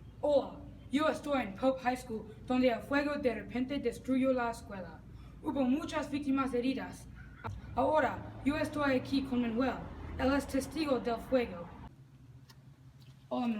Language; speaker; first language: Spanish; non-native, learner; English